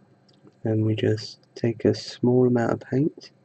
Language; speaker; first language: English; native; English